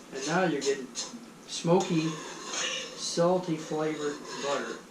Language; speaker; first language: English; native; English